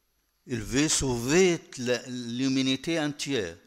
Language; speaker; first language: French; non-native, fluent; Arabic